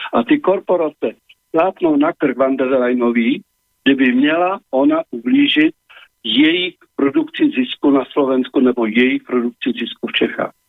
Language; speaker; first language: Czech; native; Czech